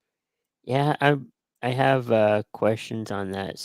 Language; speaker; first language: English; native; English